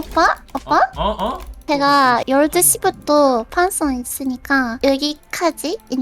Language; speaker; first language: Korean; non-native, learner; Japanese